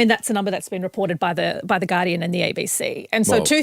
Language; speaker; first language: English; native; English